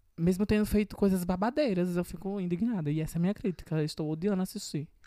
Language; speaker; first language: Portuguese; native; Portuguese